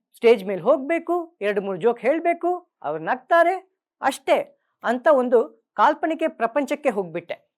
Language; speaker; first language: Kannada; non-native, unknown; Tamil